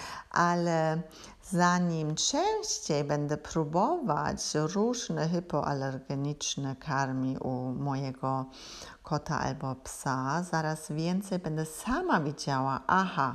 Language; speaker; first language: Polish; non-native, learner; German